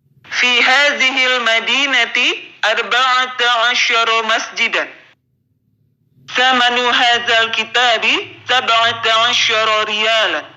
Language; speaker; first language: Arabic; non-native, fluent; Indonesian